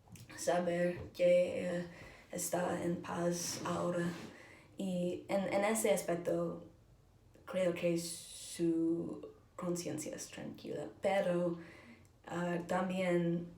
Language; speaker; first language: Spanish; non-native, learner; English